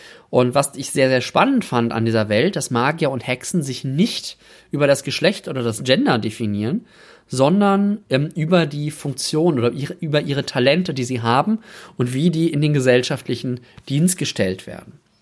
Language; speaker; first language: German; native; German